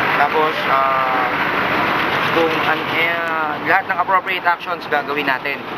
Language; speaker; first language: Filipino; non-native, local second language; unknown